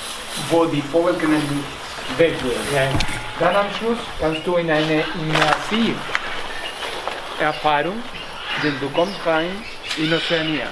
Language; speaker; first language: German; non-native, fluent; Spanish